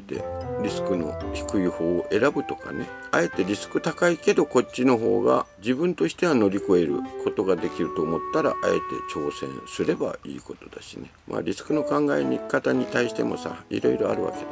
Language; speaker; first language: Japanese; native; Japanese